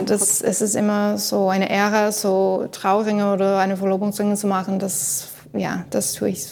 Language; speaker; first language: German; non-native, learner; English